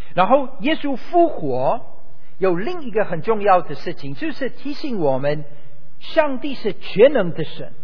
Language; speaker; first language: Chinese; non-native, fluent; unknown